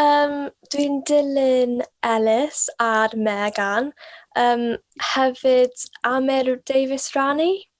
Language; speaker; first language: Welsh; non-native, local second language; English